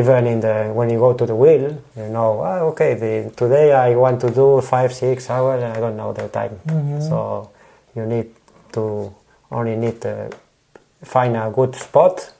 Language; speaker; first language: English; non-native, learner; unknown